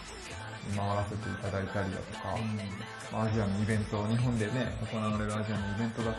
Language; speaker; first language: Japanese; native; Japanese